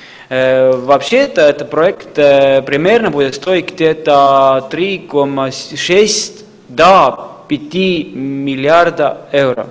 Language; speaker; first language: Russian; non-native, fluent; Estonian